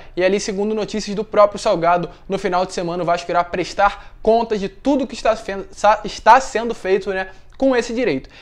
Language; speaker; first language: Portuguese; native; Portuguese